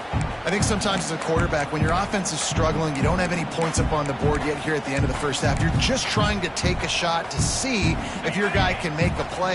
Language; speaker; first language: English; native; English